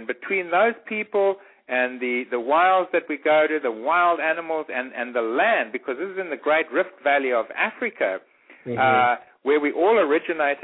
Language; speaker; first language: English; native; English